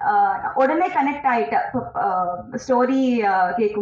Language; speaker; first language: Tamil; non-native, learner; Telugu